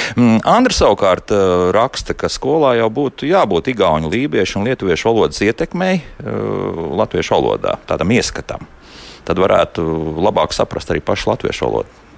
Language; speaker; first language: Latvian; native; Latvian